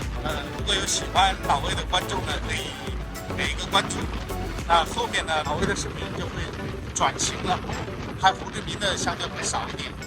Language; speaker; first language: Chinese; native; Chinese